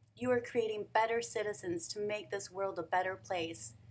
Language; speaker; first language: English; native; English